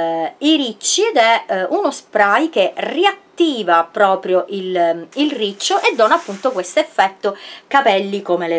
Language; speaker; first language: Italian; native; Italian